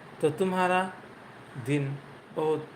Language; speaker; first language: Hindi; non-native, learner; Bangla